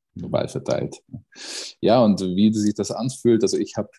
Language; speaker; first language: German; non-native, fluent; Hungarian